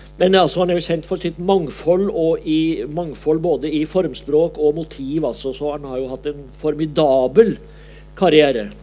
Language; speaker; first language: Norwegian; native; Norwegian